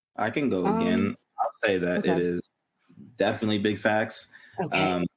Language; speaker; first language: English; native; English